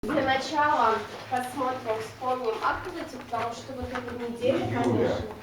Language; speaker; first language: Russian; non-native, local second language; Udmurt